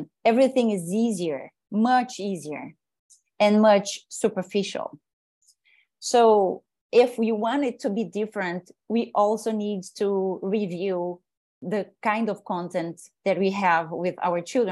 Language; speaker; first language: English; non-native, fluent; Portuguese